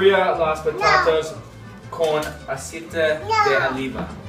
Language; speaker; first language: Spanish; non-native, learner; English